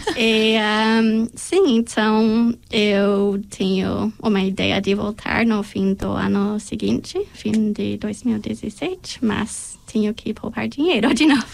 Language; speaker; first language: Portuguese; non-native, fluent; English